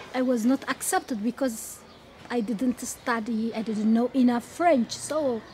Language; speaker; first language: English; non-native, fluent; Tigrinya